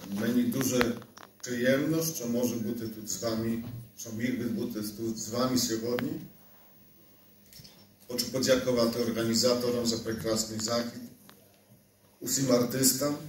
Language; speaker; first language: Ukrainian; non-native, fluent; Polish